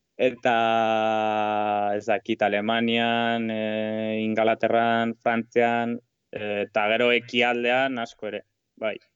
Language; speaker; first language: Basque; non-native, local second language; Spanish